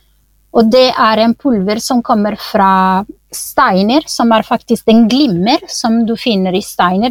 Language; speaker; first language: Norwegian; non-native, fluent; Italian